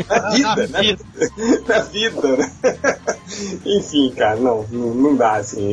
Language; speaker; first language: Portuguese; native; Portuguese